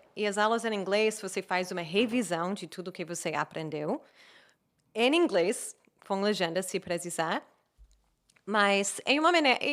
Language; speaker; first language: Portuguese; non-native, fluent; English